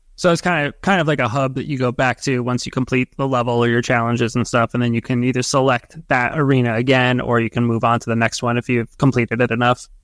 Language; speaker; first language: English; native; English